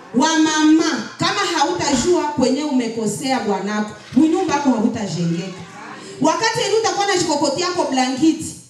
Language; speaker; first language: Swahili; native; Swahili